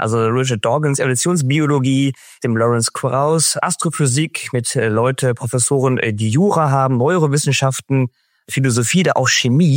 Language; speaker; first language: German; native; German